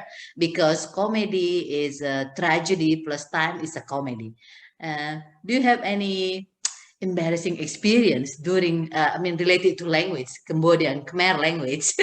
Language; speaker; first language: English; non-native, fluent; Indonesian